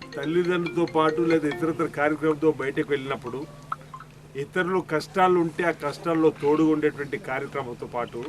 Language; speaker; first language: Telugu; native; Telugu